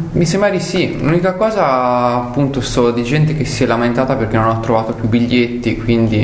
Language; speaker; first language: Italian; native; Italian